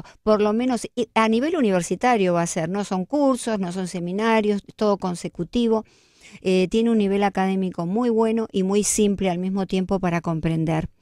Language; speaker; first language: Spanish; native; Spanish